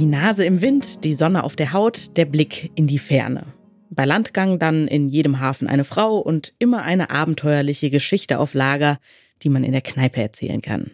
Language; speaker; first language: German; native; German